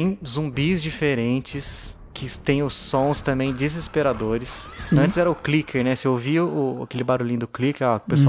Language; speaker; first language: Portuguese; native; Portuguese